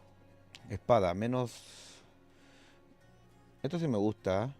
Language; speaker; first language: Spanish; native; Spanish